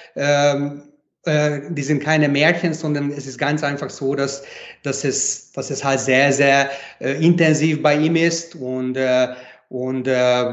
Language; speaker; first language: German; non-native, fluent; Hungarian